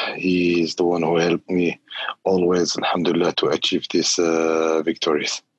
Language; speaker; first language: English; non-native, fluent; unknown